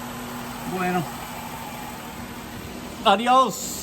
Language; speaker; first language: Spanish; non-native, learner; English